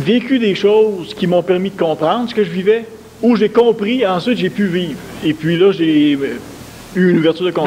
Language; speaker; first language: French; native; French